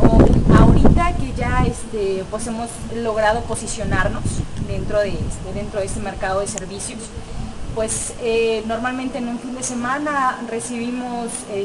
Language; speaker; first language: Spanish; native; Spanish